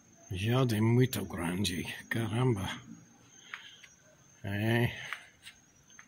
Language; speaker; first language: Portuguese; non-native, learner; English